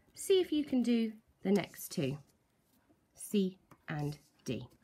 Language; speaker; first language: English; native; English